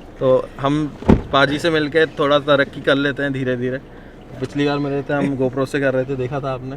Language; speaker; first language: Hindi; native; Hindi